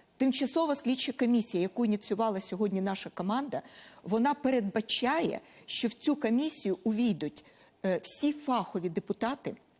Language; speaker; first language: Ukrainian; non-native, local second language; Russian